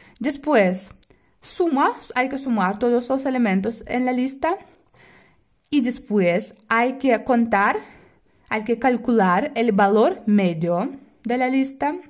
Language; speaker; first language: Spanish; non-native, fluent; Russian